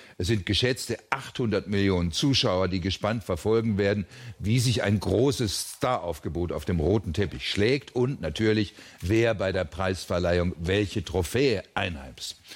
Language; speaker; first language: German; native; German